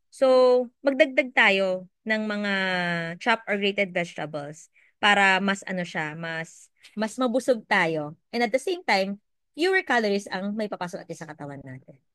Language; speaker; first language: Filipino; non-native, local second language; Iloko